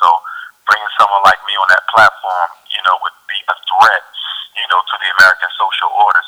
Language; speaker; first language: English; native; English